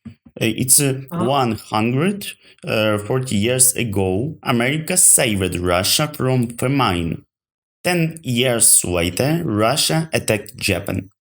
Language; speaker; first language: English; non-native, learner; Ukrainian